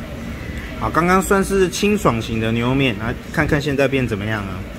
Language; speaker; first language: Chinese; native; Chinese